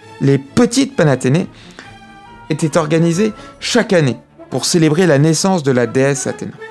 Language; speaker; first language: French; native; French